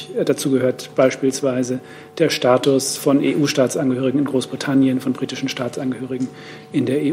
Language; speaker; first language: German; native; German